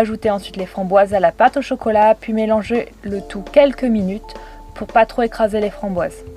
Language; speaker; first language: French; native; French